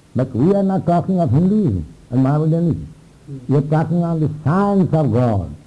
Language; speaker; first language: English; non-native, local second language; Hindi